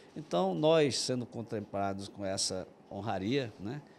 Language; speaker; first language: Portuguese; native; Portuguese